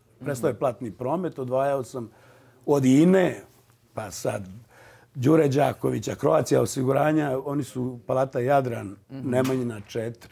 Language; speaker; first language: Serbian; native; Serbian